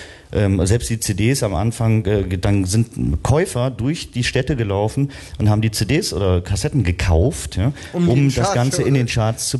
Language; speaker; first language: German; native; German